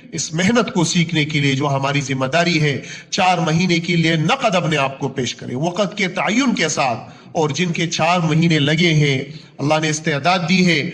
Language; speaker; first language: Urdu; non-native, local second language; Punjabi